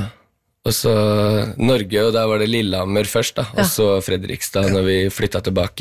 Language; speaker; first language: Norwegian; early bilingual, heritage; Norwegian